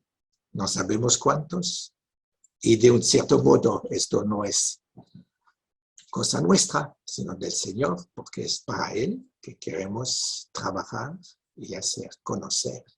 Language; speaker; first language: Spanish; non-native, fluent; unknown